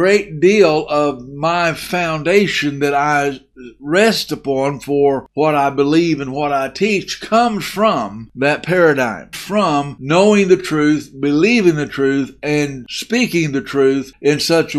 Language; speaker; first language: English; native; English